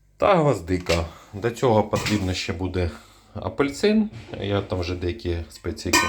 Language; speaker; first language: Ukrainian; non-native, local second language; Russian